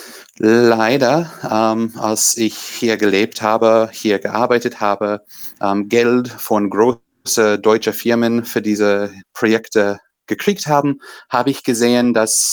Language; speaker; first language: German; non-native, fluent; English